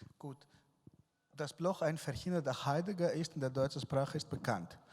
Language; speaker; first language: German; non-native, fluent; Greek